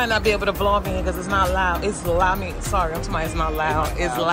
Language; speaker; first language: English; native; English